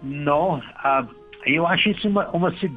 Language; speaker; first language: Portuguese; non-native, learner; German